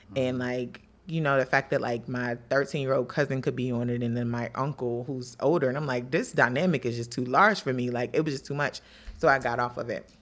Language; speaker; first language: English; native; English